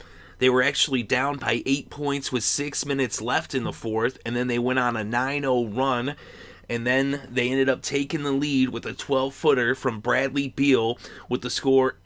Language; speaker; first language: English; native; English